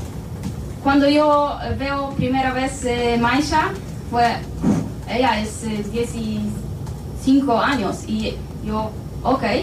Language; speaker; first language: Spanish; non-native, learner; Polish